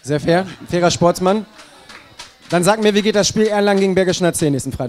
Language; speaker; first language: German; native; German